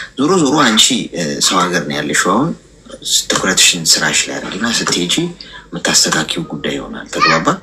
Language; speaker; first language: Amharic; native; Amharic